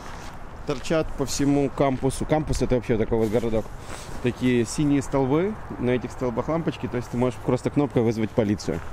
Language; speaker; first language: Russian; native; Russian